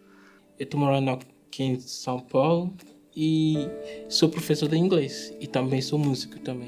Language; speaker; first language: Portuguese; non-native, fluent; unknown